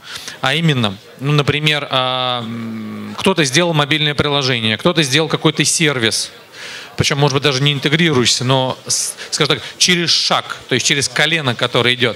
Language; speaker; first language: Russian; native; Russian